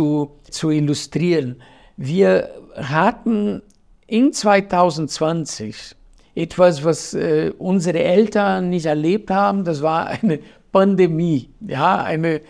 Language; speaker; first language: German; non-native, fluent; Portuguese